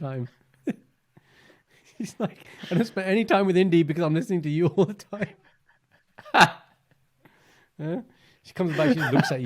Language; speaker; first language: English; early bilingual, other home language; Punjabi